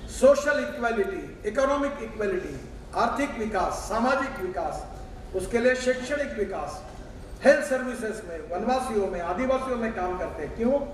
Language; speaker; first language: Hindi; non-native, local second language; Marathi